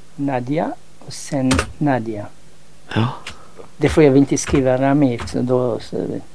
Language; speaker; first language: Swedish; non-native, fluent; Arabic